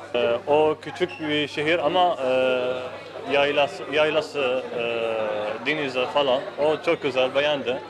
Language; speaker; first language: Turkish; non-native, learner; Arabic